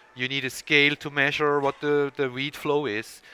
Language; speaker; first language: English; non-native, fluent; Swiss German